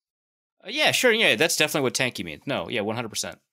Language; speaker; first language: English; native; English